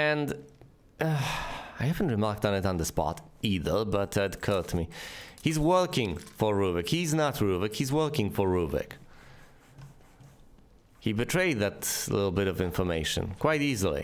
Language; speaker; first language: English; native; English